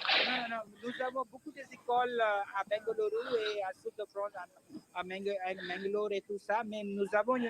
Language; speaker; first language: French; non-native, learner; Hindi